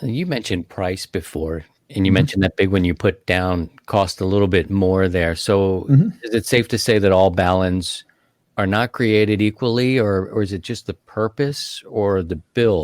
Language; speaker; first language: English; native; English